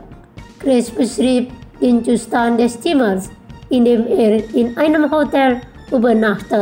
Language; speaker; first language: German; non-native, fluent; Indonesian